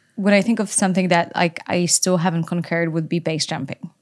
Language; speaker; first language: English; non-native, fluent; Polish